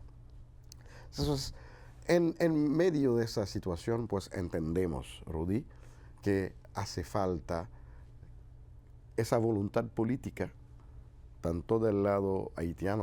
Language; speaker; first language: Spanish; non-native, fluent; Haitian Creole